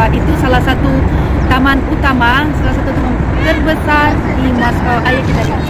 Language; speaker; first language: Indonesian; non-native, learner; Russian